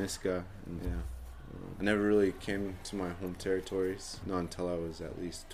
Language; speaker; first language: English; native; English